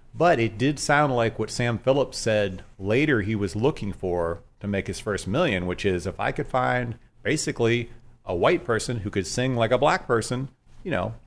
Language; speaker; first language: English; native; English